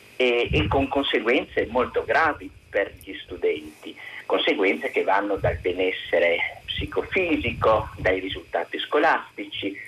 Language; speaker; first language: Italian; native; Italian